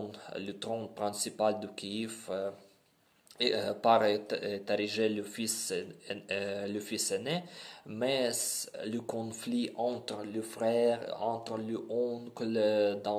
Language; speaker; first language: French; non-native, learner; Ukrainian